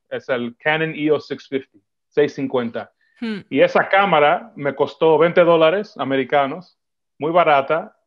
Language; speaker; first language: Spanish; early bilingual, heritage; Spanish